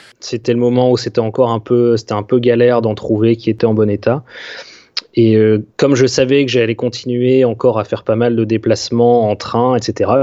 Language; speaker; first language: French; native; French